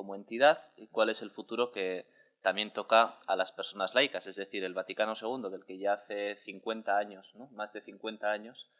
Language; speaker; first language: Spanish; native; Spanish